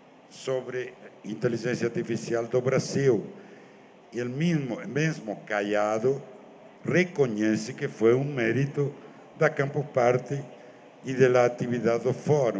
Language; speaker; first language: Portuguese; non-native, fluent; Spanish